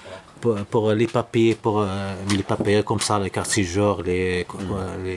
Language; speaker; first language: French; non-native, learner; Arabic